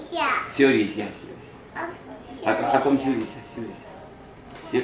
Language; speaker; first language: Chinese; non-native, local second language; Min Nan Chinese